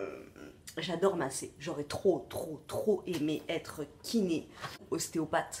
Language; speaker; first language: French; native; French